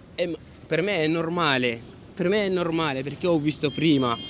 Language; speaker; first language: Italian; non-native, learner; Arabic